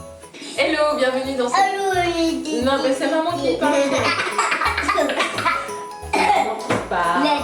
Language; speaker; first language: French; native; French